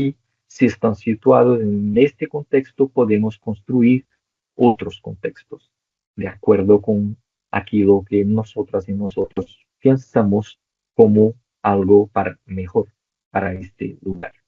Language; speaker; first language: Spanish; non-native, local second language; Portuguese